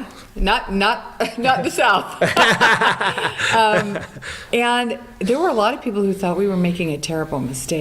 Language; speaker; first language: English; native; English